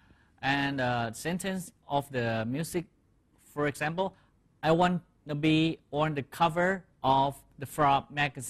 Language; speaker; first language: English; non-native, fluent; Thai